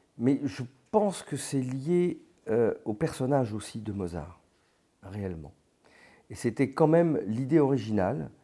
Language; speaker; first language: French; native; French